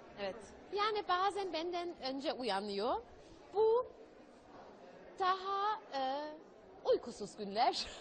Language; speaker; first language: Turkish; early bilingual, heritage; German